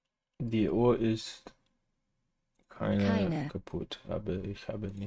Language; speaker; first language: German; non-native, learner; English